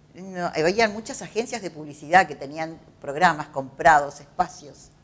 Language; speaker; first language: Spanish; native; Spanish